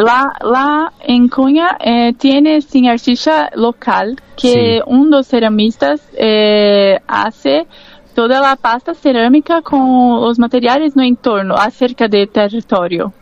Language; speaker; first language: Spanish; non-native, learner; Portuguese